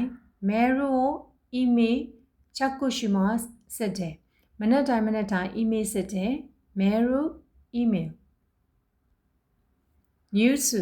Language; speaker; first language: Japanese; non-native, fluent; Burmese